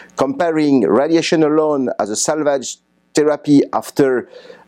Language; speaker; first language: English; non-native, fluent; French